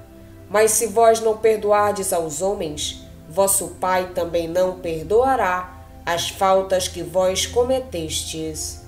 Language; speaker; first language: Portuguese; native; Portuguese